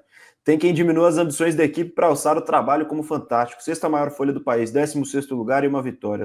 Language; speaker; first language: Portuguese; native; Portuguese